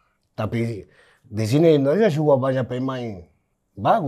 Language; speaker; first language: Indonesian; non-native, fluent; Spanish